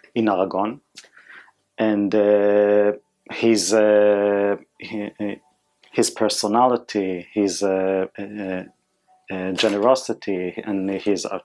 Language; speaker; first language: English; non-native, fluent; Hebrew